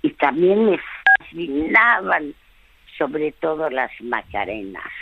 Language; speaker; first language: Spanish; early bilingual, other home language; French